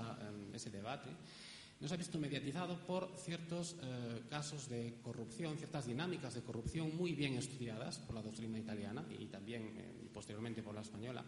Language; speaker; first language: Spanish; native; Spanish